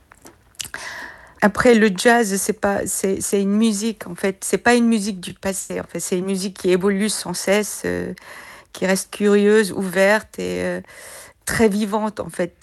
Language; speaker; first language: French; non-native, fluent; Korean